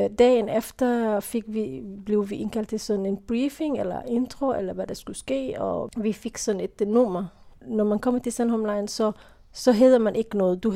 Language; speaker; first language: Danish; non-native, fluent; Somali